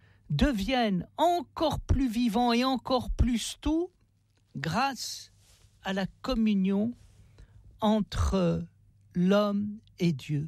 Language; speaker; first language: French; native; French